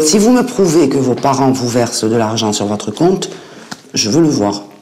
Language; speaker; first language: French; native; French